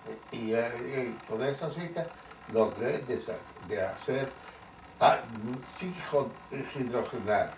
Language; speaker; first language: Spanish; non-native, fluent; Yiddish